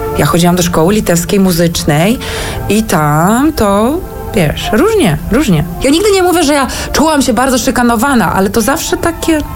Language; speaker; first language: Polish; early bilingual, heritage; Polish